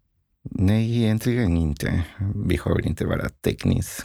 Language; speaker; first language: Swedish; non-native, learner; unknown